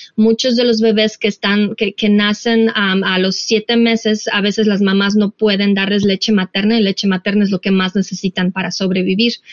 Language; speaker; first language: Spanish; non-native, fluent; Russian